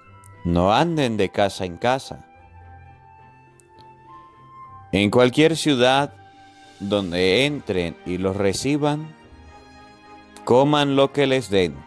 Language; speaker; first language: Spanish; native; Spanish